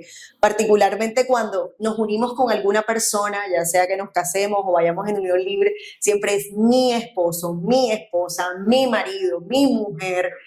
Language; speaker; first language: Spanish; native; Spanish